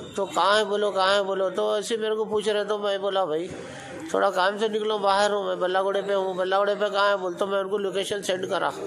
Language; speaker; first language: Urdu; native; Urdu